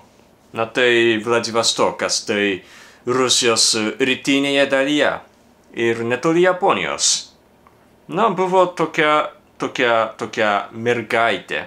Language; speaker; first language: Lithuanian; non-native, fluent; Japanese